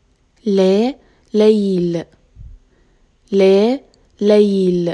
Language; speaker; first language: Arabic; native; Arabic